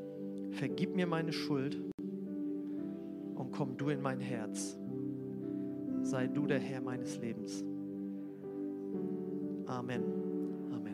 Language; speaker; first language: German; native; German